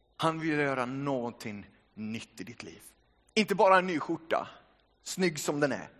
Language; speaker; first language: Swedish; early bilingual, other home language; Finnish